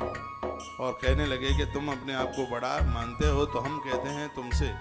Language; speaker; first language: Hindi; native; Hindi